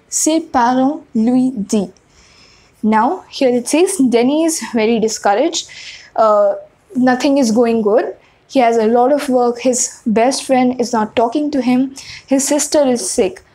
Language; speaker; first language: English; non-native, local second language; Hindi